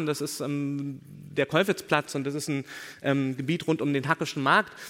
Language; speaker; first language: German; native; German